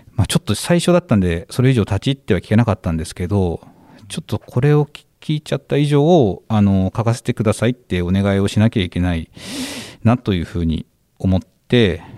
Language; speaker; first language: Japanese; native; Japanese